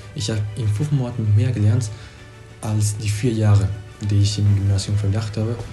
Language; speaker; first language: German; non-native, fluent; Spanish